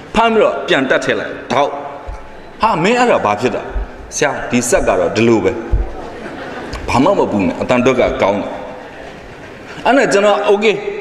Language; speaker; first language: Burmese; native; Burmese